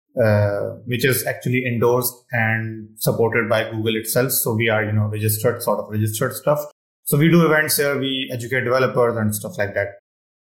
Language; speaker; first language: English; non-native, local second language; Urdu